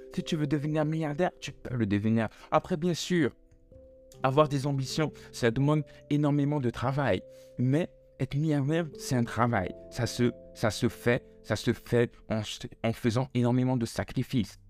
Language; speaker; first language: French; native; French